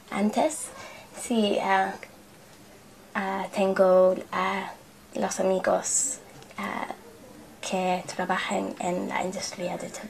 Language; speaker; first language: Spanish; non-native, learner; English